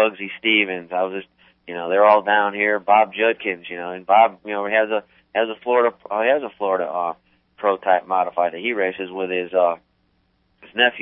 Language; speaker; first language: English; native; English